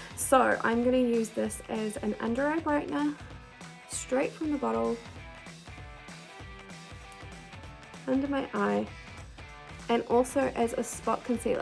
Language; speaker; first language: English; native; English